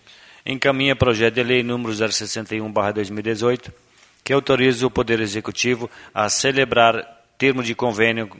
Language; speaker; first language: Portuguese; native; Portuguese